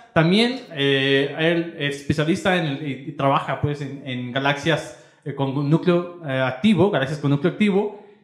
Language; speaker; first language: Spanish; native; Spanish